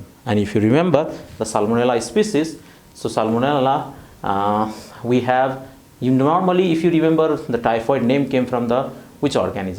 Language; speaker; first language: English; non-native, fluent; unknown